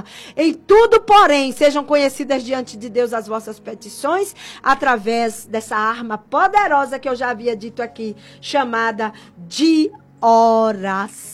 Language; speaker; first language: Portuguese; native; Portuguese